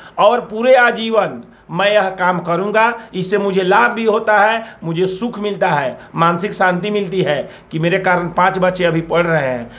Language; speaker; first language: Hindi; native; Hindi